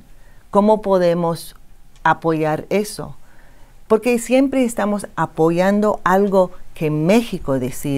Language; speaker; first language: Spanish; non-native, fluent; English